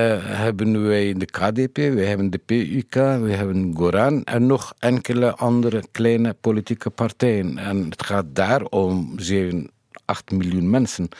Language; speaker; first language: Dutch; non-native, fluent; Kurdish